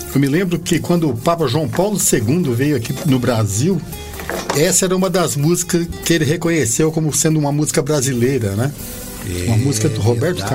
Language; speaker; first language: Portuguese; native; Portuguese